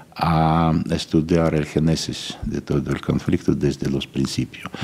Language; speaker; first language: Spanish; non-native, fluent; Russian